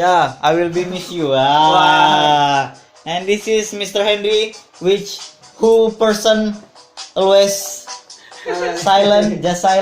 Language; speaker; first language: English; non-native, learner; Indonesian